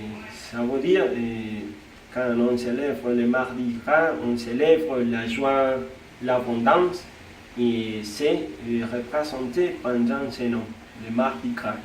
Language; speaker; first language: French; non-native, learner; Spanish